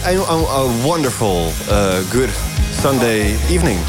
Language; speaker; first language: English; non-native, fluent; Dutch